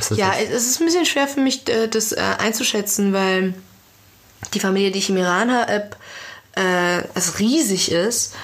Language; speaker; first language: German; early bilingual, other home language; Persian